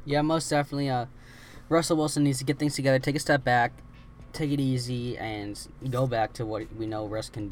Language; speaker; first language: English; native; English